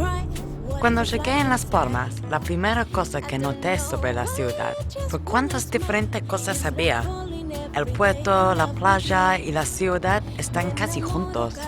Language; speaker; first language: Spanish; non-native, learner; English